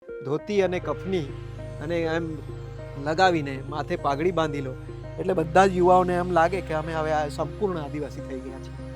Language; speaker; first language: Gujarati; non-native, local second language; Bhili